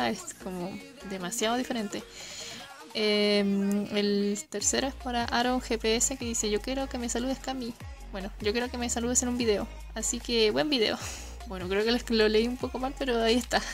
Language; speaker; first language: Spanish; native; Spanish